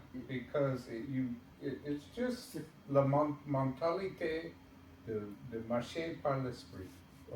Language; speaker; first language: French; non-native, learner; English